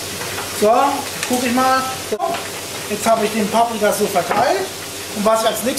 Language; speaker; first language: German; native; German